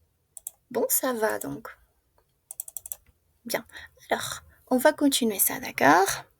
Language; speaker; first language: French; non-native, fluent; Spanish